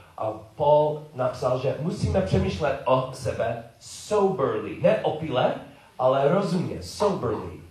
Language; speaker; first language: Czech; non-native, learner; English